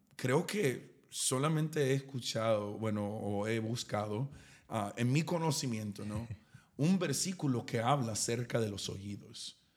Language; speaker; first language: Spanish; early bilingual, heritage; Spanish